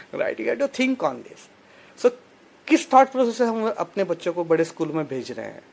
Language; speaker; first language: Hindi; non-native, local second language; Marathi